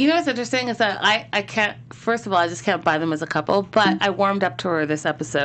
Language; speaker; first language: English; native; English